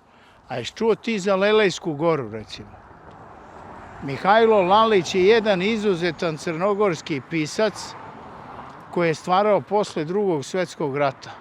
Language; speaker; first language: Bosnian; native; Bosnian